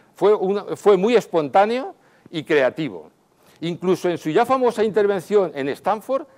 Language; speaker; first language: Spanish; native; Spanish